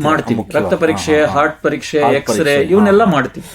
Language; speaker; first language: Kannada; native; Kannada